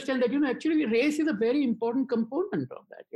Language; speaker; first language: English; non-native, local second language; Gujarati